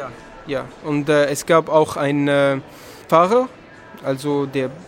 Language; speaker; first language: German; non-native, learner; Arabic